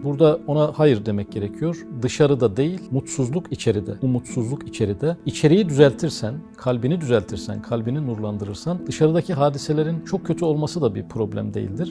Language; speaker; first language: Turkish; native; Turkish